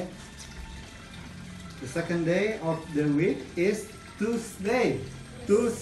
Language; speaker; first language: English; non-native, learner; Indonesian